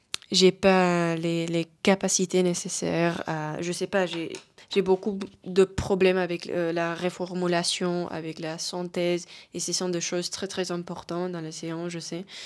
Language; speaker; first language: French; non-native, fluent; Spanish